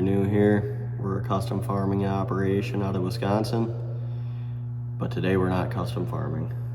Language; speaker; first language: English; native; English